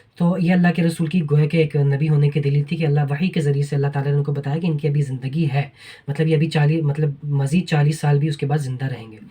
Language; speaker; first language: Urdu; native; Urdu